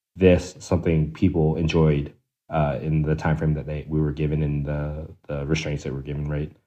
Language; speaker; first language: English; native; English